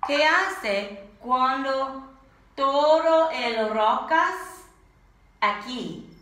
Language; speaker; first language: Spanish; non-native, learner; English